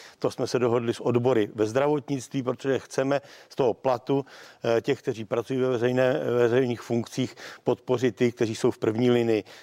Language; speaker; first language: Czech; native; Czech